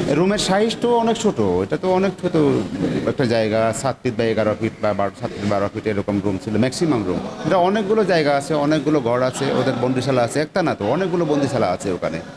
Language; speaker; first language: Bangla; non-native, local second language; Chakma